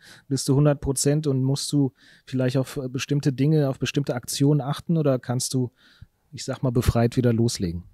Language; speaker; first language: German; native; German